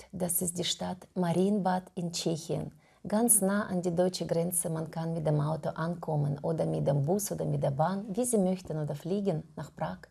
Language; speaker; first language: German; non-native, fluent; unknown